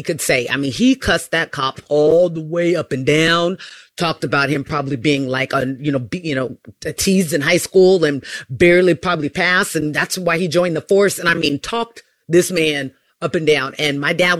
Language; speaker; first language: English; native; English